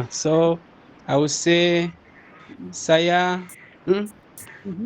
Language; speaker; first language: English; non-native, fluent; Nyanja